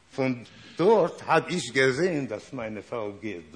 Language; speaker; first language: German; non-native, learner; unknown